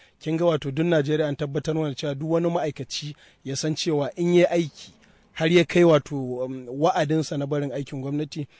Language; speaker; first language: Hausa; native; Hausa